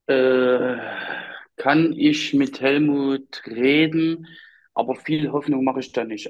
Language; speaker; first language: German; native; German